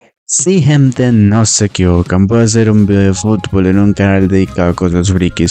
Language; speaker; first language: Spanish; native; Spanish